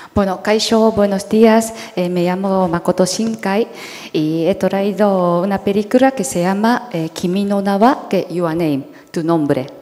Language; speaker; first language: Spanish; non-native, fluent; Japanese